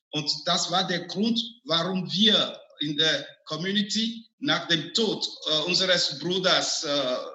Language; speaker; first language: German; non-native, fluent; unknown